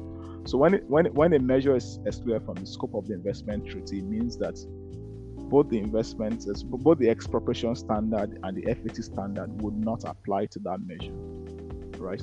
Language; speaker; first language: English; non-native, local second language; Yoruba